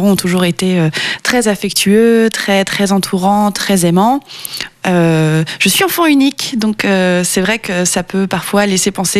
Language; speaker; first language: French; native; French